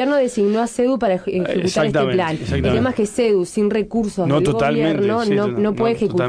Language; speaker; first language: Spanish; native; Spanish